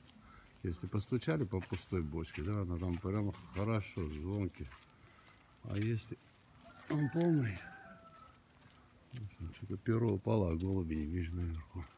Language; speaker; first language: Russian; native; Russian